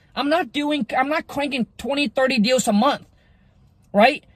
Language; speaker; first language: English; early bilingual, other home language; Vietnamese